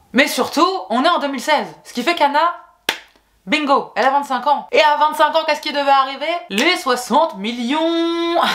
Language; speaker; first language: French; native; French